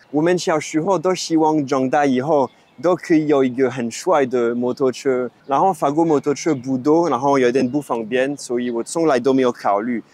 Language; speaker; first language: Chinese; non-native, fluent; French